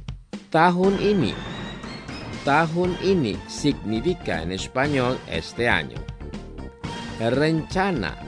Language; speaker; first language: Spanish; non-native, fluent; Indonesian